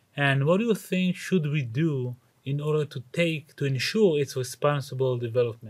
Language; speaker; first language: English; non-native, fluent; Hebrew